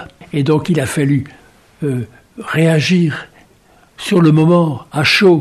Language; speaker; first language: French; native; French